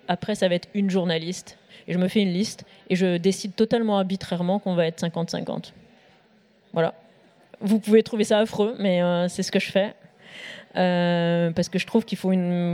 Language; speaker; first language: French; native; French